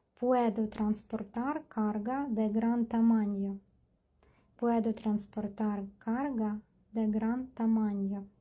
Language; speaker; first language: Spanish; non-native, fluent; Ukrainian